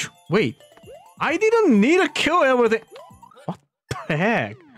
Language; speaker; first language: English; non-native, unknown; Japanese